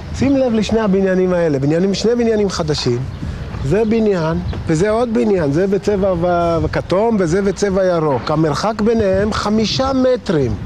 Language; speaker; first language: Hebrew; non-native, local second language; Arabic